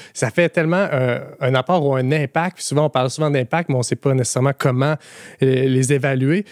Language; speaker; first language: French; native; French